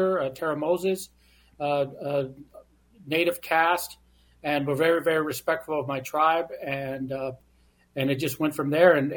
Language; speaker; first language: English; native; English